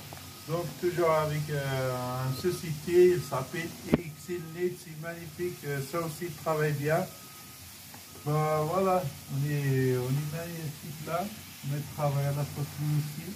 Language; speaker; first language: French; non-native, learner; Arabic